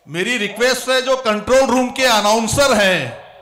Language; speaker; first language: Hindi; non-native, local second language; Marathi